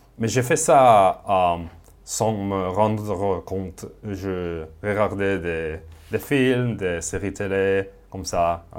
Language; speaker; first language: French; non-native, fluent; Spanish